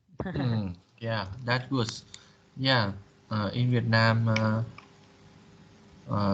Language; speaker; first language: English; non-native, learner; Vietnamese